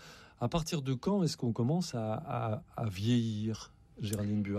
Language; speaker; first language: French; native; French